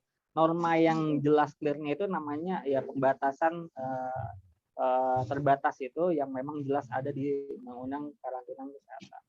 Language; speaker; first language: Indonesian; native; Indonesian